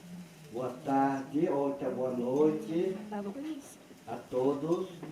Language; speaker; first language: Portuguese; non-native, local second language; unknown